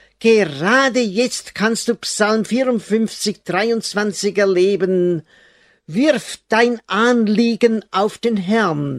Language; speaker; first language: German; native; German